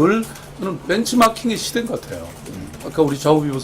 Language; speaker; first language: Korean; native; Korean